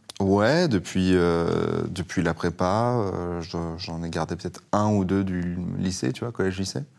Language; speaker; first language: French; early bilingual, other home language; Persian